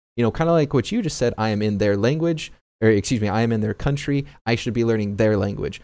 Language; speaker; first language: English; native; English